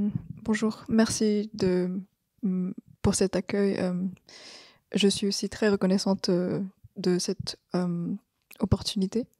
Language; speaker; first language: French; non-native, fluent; Vietnamese